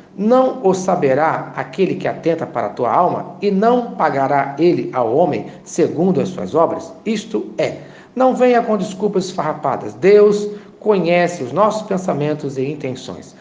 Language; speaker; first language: Portuguese; native; Portuguese